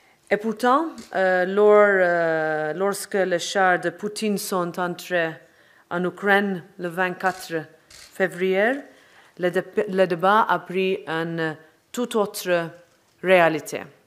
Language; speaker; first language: French; non-native, fluent; Maltese